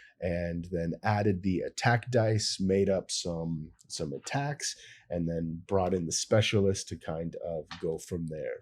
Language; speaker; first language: English; native; English